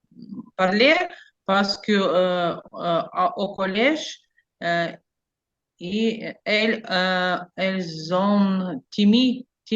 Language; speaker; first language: French; non-native, learner; Ukrainian